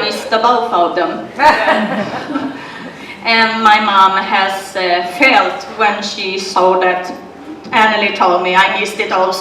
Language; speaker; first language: English; non-native, learner; Swedish